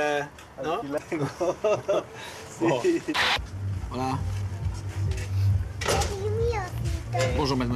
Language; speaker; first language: French; native; French